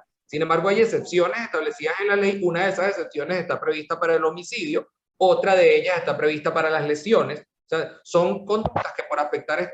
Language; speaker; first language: Spanish; native; Spanish